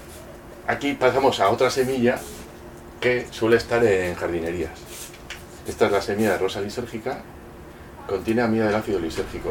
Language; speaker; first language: Spanish; native; Spanish